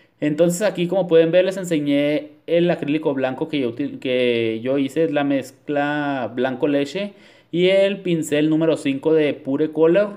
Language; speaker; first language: Spanish; native; Spanish